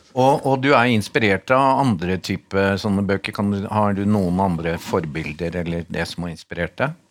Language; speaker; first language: Norwegian; native; Norwegian